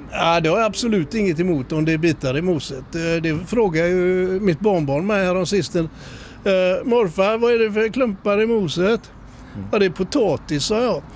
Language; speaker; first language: Swedish; native; Swedish